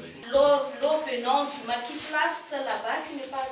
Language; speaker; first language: French; non-native, local second language; Malagasy